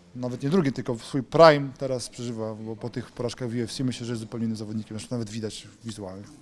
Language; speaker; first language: Polish; native; Polish